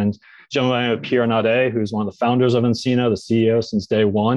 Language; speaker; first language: English; native; English